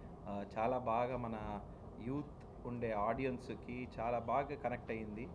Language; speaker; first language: Telugu; native; Telugu